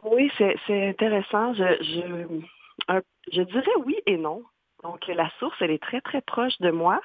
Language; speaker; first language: French; native; French